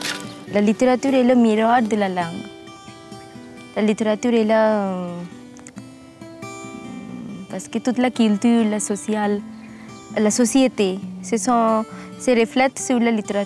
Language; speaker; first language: French; non-native, fluent; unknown